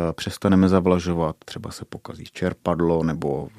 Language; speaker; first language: Czech; native; Czech